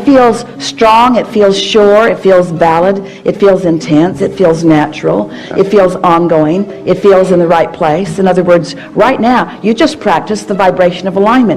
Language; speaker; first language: English; native; English